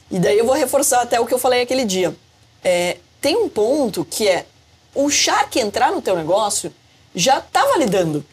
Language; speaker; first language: Portuguese; native; Portuguese